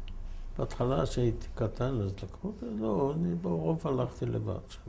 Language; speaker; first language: Hebrew; non-native, fluent; German